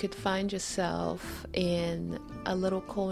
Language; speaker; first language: English; non-native, fluent; French